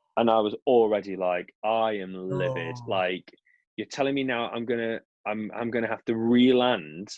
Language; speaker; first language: English; native; English